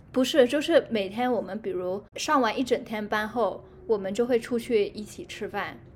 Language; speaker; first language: Chinese; non-native, local second language; Cantonese